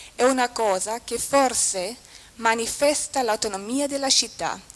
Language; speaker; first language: Italian; non-native, fluent; German